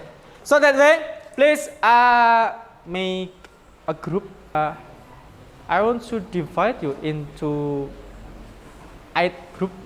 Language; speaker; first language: English; non-native, learner; Indonesian